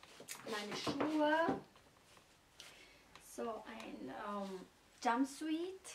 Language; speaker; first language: German; non-native, fluent; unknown